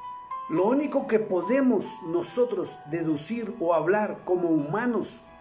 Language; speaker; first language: Spanish; native; Spanish